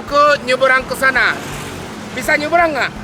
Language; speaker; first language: Indonesian; non-native, fluent; Japanese